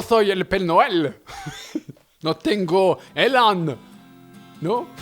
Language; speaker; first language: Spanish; non-native, learner; French